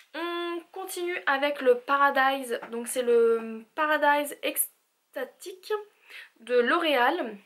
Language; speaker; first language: French; native; French